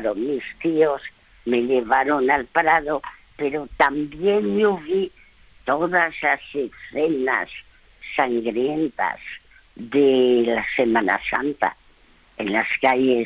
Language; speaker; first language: Spanish; early bilingual, other home language; French